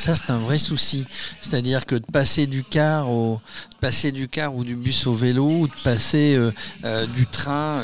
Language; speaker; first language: French; native; French